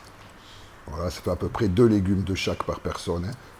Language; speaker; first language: French; native; French